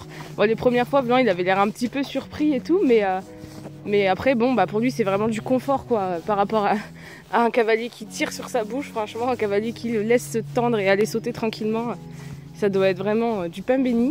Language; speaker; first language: French; native; French